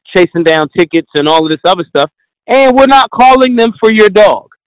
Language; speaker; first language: English; native; English